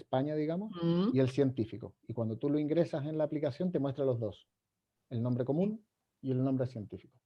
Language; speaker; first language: Spanish; native; Spanish